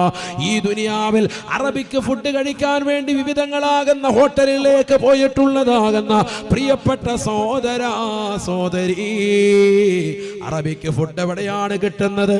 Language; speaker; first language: Malayalam; native; Malayalam